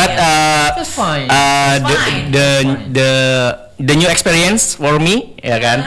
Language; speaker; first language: English; non-native, learner; Indonesian